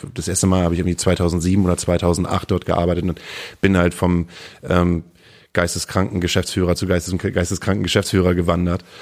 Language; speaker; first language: German; native; German